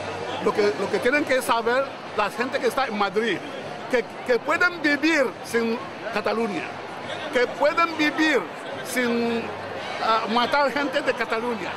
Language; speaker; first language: Spanish; non-native, learner; Igbo